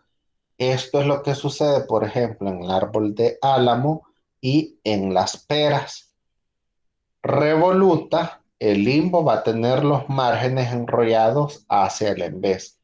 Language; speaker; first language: Spanish; native; Spanish